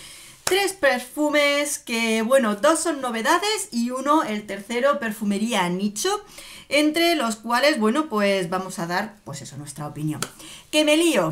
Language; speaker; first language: Spanish; native; Spanish